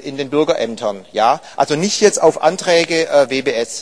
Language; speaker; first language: German; native; German